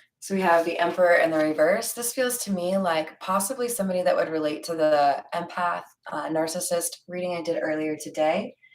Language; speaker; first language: English; native; English